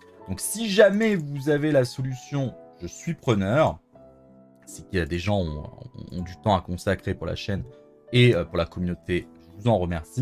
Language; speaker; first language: French; native; French